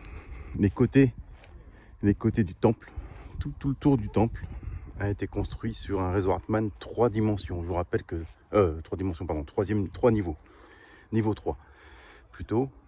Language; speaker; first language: French; native; French